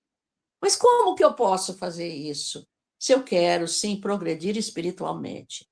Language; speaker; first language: Portuguese; native; Portuguese